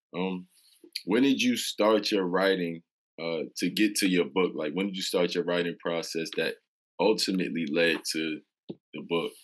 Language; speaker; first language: English; native; English